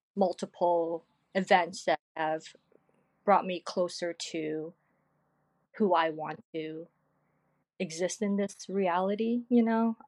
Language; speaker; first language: English; early bilingual, other home language; Korean